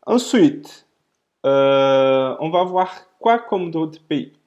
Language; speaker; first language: French; non-native, fluent; Portuguese